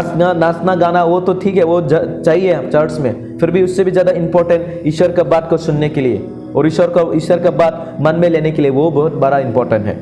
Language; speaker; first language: Hindi; non-native, local second language; Kok Borok